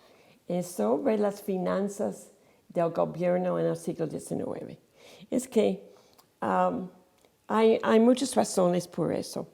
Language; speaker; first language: Spanish; non-native, fluent; English